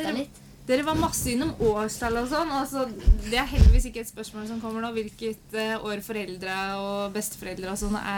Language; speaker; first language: Norwegian; native; Norwegian